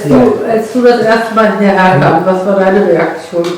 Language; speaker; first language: German; native; German